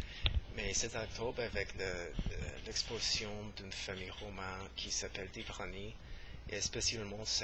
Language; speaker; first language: French; non-native, learner; English